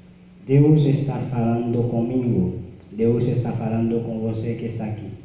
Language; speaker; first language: Portuguese; non-native, learner; Haitian Creole